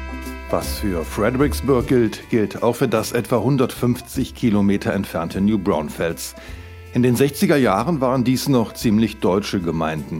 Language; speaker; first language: German; native; German